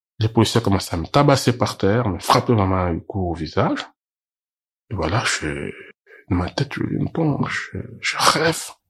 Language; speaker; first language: French; non-native, local second language; Portuguese